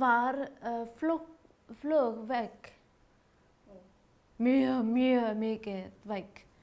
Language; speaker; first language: Icelandic; non-native, learner; Vietnamese